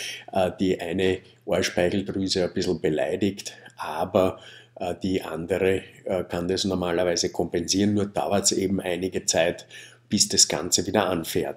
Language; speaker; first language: German; native; German